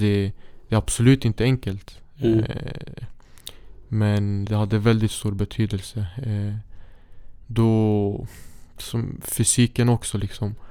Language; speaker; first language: Swedish; early bilingual, other home language; Syriac